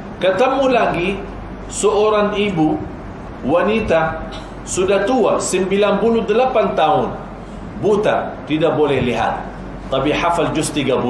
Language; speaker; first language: Malay; non-native, fluent; Arabic